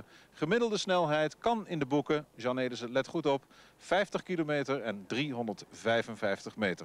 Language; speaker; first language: Dutch; native; Dutch